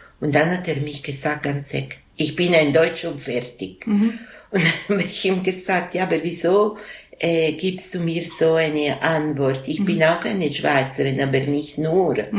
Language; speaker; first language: German; non-native, fluent; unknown